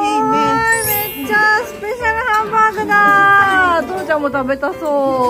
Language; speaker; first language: Japanese; native; Japanese